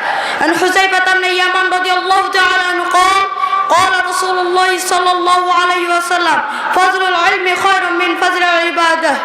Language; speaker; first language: Arabic; non-native, learner; Bangla